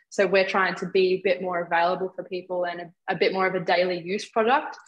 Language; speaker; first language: English; native; English